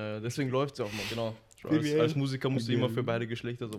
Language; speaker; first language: German; native; German